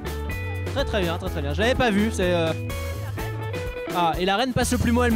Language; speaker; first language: French; native; French